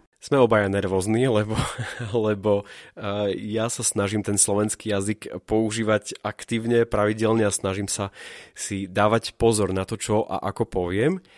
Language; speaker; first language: Slovak; native; Slovak